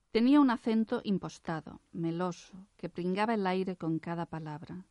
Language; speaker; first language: Spanish; non-native, local second language; Catalan